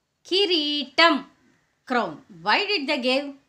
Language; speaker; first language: English; non-native, local second language; Telugu